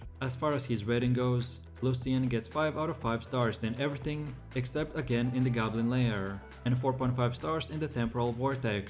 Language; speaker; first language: English; non-native, fluent; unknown